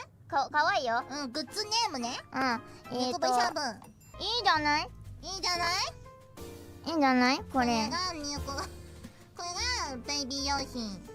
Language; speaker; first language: Japanese; non-native, learner; Indonesian